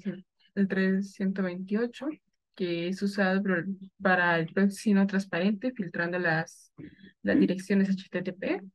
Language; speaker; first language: Spanish; native; Spanish